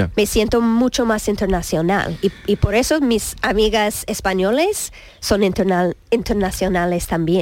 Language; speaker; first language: Spanish; non-native, learner; English